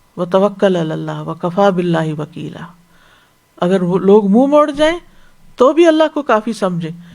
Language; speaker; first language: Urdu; native; Urdu